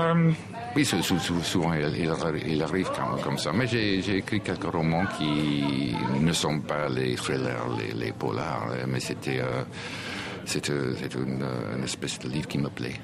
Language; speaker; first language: French; non-native, fluent; English